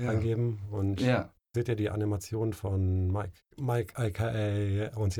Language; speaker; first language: German; native; German